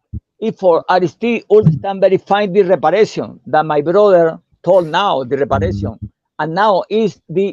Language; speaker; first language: English; non-native, learner; Portuguese